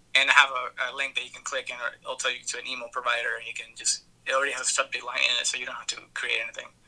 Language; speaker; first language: English; early bilingual, other home language; Spanish